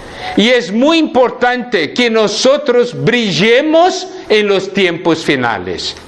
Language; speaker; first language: Spanish; non-native, fluent; Portuguese